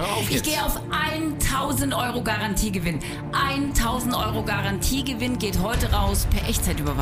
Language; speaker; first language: German; native; German